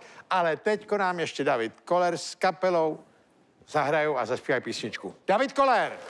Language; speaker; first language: Czech; native; Czech